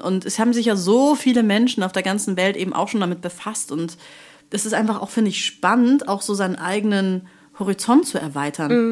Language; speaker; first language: German; native; German